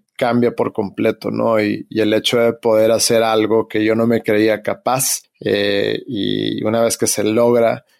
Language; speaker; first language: Spanish; native; Spanish